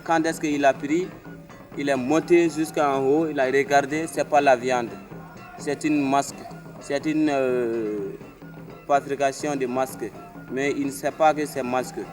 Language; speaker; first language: French; non-native, learner; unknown